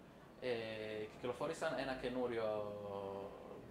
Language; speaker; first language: Greek; non-native, fluent; Italian